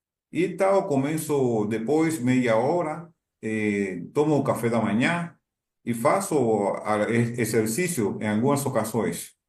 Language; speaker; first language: Portuguese; non-native, learner; Spanish